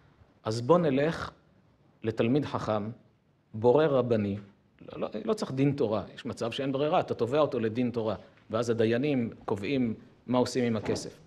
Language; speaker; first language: Hebrew; native; Hebrew